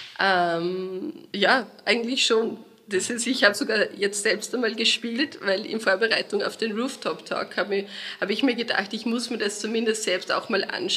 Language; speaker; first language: German; native; German